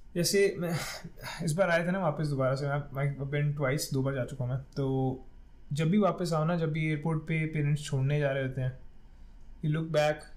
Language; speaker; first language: Hindi; non-native, local second language; Punjabi